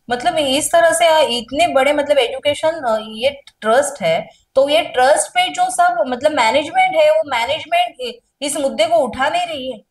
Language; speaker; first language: Hindi; non-native, local second language; Marathi